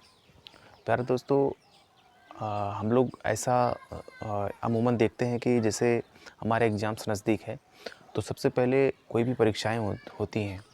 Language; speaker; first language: Hindi; native; Hindi